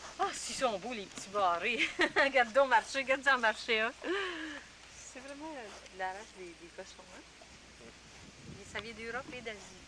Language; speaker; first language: French; native; French